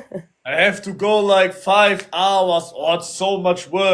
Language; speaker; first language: English; non-native, learner; German